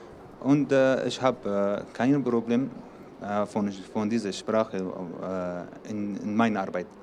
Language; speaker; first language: German; non-native, learner; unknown